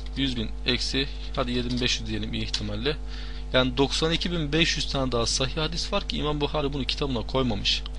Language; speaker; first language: Turkish; non-native, fluent; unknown